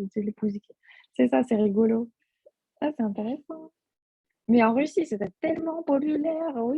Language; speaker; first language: French; non-native, fluent; Russian